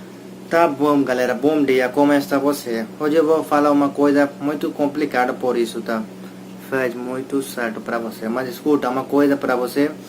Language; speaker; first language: Portuguese; non-native, learner; Hindi